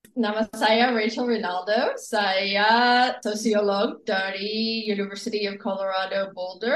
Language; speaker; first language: Indonesian; non-native, fluent; English